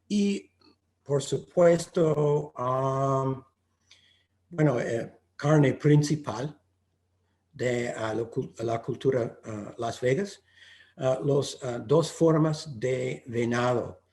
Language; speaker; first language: Spanish; non-native, fluent; English